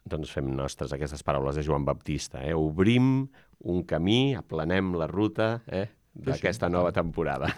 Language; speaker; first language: Catalan; native; Catalan